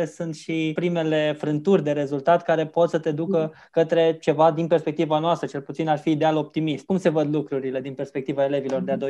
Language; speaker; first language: Romanian; native; Romanian